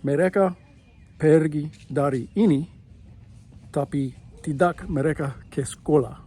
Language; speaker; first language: Indonesian; non-native, learner; English